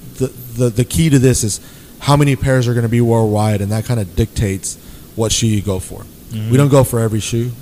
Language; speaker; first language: English; native; English